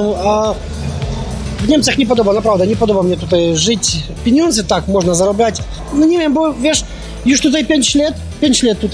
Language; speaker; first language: Polish; non-native, learner; Ukrainian